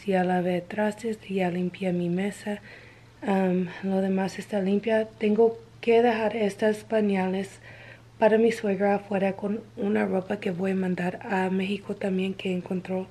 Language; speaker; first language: Spanish; non-native, learner; English